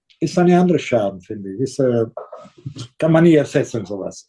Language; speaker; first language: German; non-native, fluent; Italian